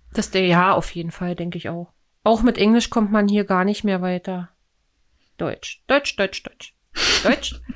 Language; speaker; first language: German; native; German